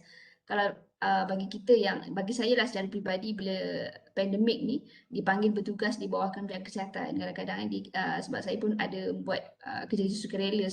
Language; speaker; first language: Malay; native; Malay